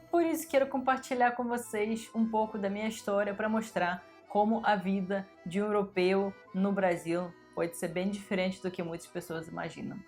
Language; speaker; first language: Portuguese; non-native, fluent; Russian